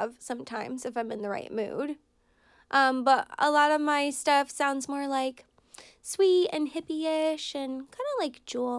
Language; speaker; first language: English; native; English